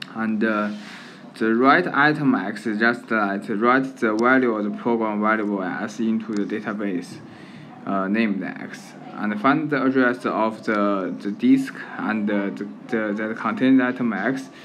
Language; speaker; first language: English; non-native, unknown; Chinese